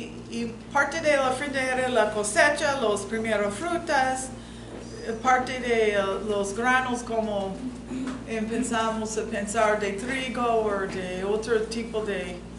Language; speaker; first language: Spanish; non-native, fluent; English